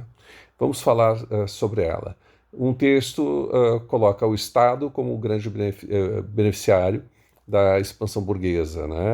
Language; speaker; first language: Portuguese; native; Portuguese